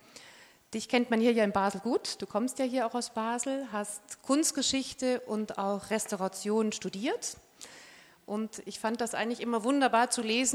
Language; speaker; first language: German; native; German